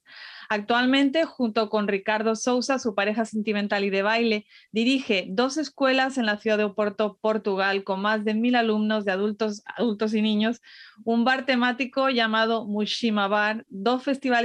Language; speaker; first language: Spanish; native; Spanish